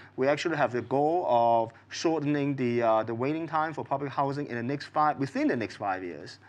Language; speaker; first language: English; non-native, local second language; Cantonese